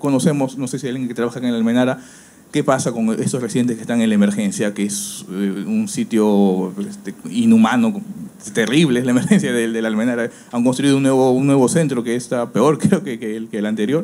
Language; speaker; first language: Spanish; native; Spanish